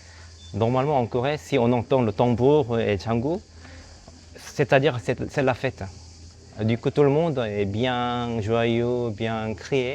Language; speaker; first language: French; non-native, fluent; Korean